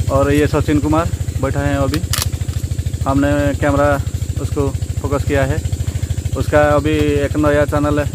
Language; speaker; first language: Hindi; non-native, local second language; Odia